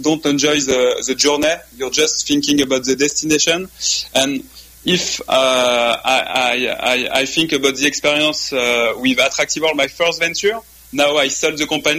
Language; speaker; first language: English; non-native, fluent; French